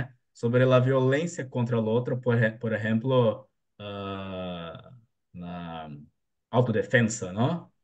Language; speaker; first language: Spanish; non-native, learner; Portuguese